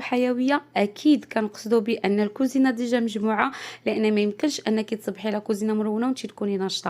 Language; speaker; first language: Arabic; native; Arabic